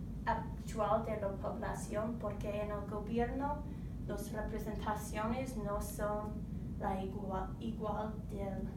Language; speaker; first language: Spanish; non-native, learner; English